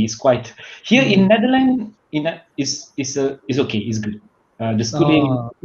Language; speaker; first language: English; non-native, learner; Malay